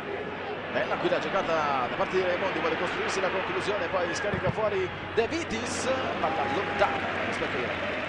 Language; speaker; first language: Italian; native; Italian